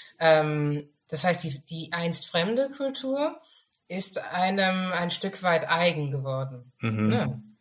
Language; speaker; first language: German; early bilingual, other home language; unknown